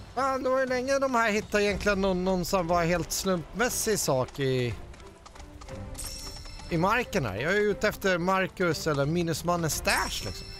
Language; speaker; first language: Swedish; native; Swedish